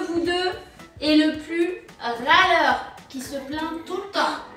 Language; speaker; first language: French; native; French